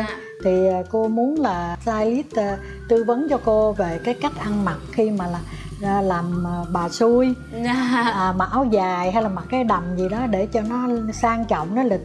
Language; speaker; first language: Vietnamese; native; Vietnamese